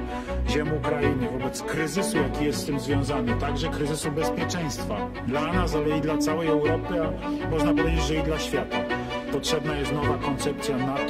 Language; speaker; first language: Polish; native; Polish